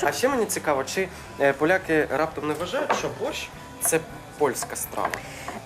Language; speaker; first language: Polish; non-native, learner; Ukrainian